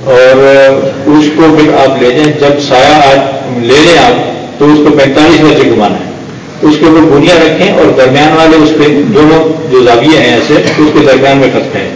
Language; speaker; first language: Urdu; non-native, local second language; Pashto